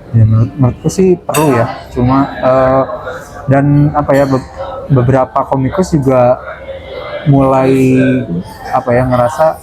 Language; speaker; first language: Indonesian; native; Indonesian